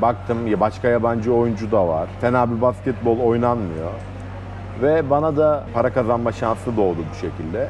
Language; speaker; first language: Turkish; native; Turkish